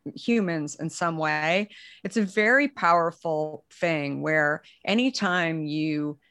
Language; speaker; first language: English; native; English